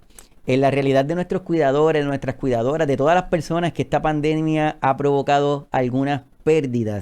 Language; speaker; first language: Spanish; native; Spanish